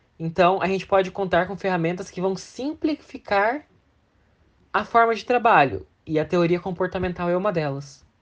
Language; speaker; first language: Portuguese; native; Portuguese